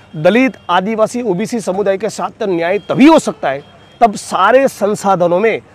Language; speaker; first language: Hindi; non-native, local second language; Gujarati